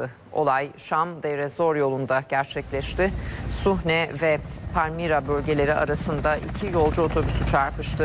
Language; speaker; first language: Turkish; native; Turkish